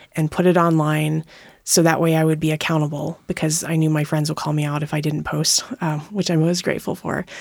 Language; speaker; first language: English; native; English